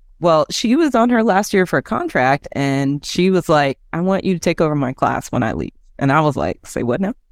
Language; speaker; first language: English; native; English